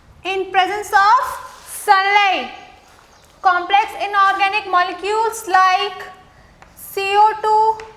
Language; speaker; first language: English; non-native, local second language; Hindi